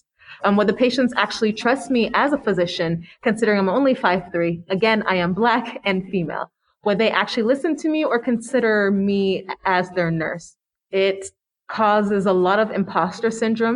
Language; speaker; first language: English; native; English